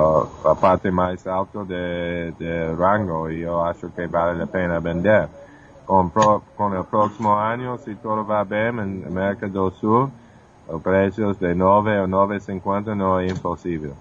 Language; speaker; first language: Portuguese; non-native, fluent; English